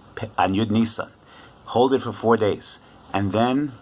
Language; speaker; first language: English; native; English